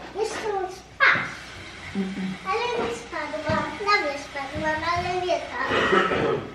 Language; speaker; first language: Polish; early bilingual, heritage; Polish